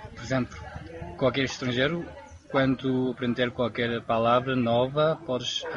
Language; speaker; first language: Portuguese; non-native, fluent; Chinese